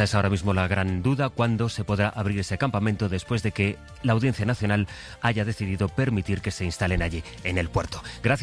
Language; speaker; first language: Spanish; native; Spanish